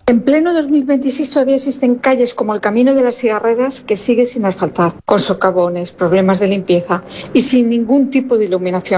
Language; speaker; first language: Spanish; native; Spanish